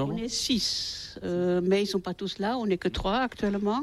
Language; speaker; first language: French; native; French